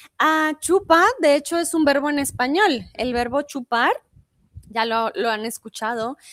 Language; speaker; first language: Spanish; native; Spanish